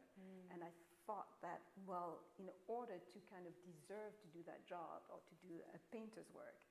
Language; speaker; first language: English; non-native, fluent; French